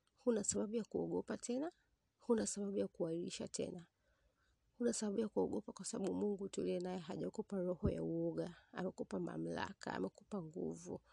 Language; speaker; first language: Swahili; native; Swahili